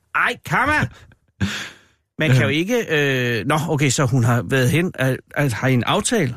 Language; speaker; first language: Danish; native; Danish